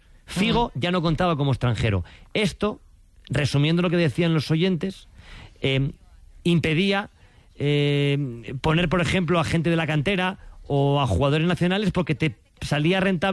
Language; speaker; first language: Spanish; native; Spanish